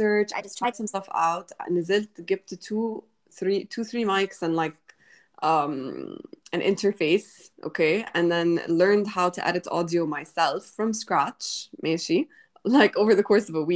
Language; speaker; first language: English; non-native, fluent; Arabic